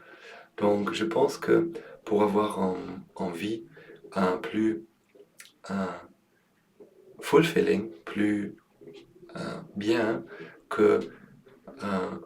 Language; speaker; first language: French; non-native, learner; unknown